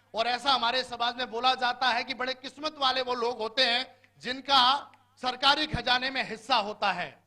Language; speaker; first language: Hindi; native; Hindi